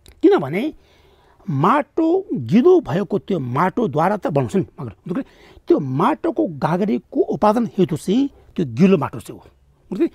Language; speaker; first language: Nepali; non-native, local second language; Tibetan